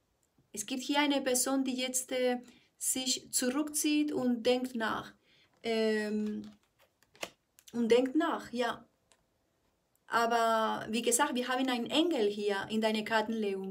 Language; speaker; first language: German; non-native, fluent; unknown